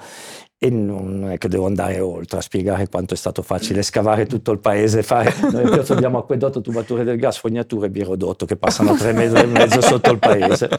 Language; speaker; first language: Italian; native; Italian